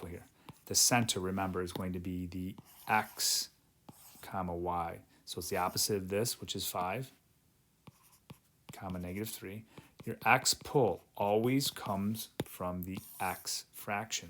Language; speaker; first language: English; native; English